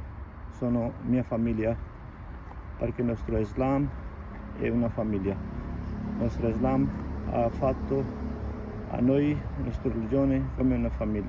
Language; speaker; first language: Italian; non-native, learner; Urdu